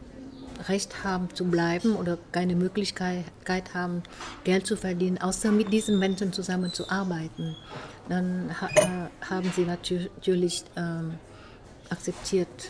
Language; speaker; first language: German; non-native, fluent; Vietnamese